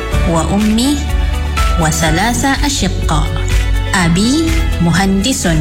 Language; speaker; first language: Arabic; non-native, fluent; Malay